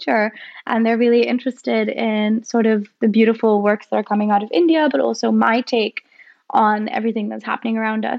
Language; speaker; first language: English; non-native, local second language; Hindi